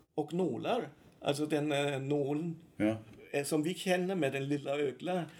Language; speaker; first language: Swedish; non-native, fluent; German